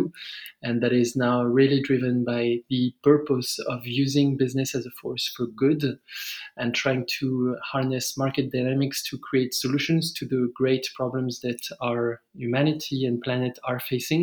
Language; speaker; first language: English; non-native, fluent; French